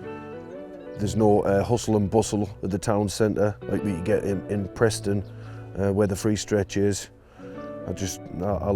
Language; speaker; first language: English; native; English